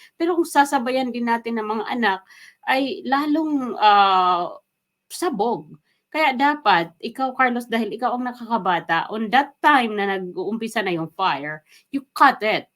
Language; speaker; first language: Filipino; non-native, local second language; Waray